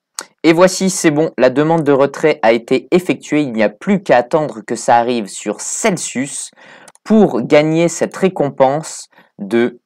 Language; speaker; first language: French; native; French